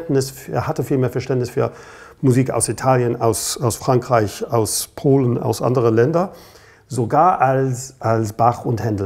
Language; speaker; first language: German; non-native, fluent; English